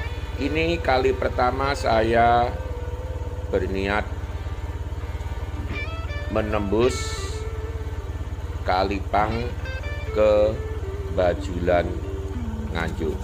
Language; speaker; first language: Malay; non-native, local second language; Javanese